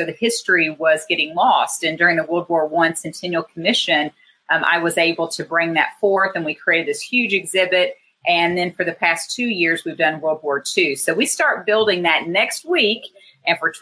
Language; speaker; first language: English; native; English